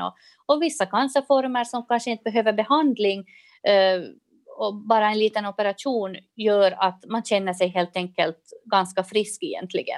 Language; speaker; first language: Swedish; native; Swedish